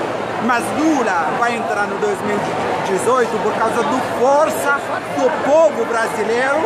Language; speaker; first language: Portuguese; non-native, learner; Arabic